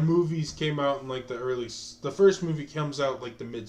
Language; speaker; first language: English; native; English